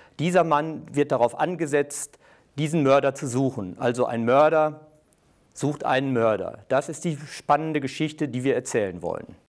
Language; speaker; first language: German; native; German